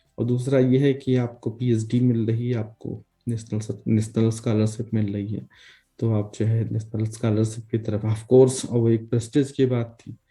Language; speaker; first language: Hindi; native; Hindi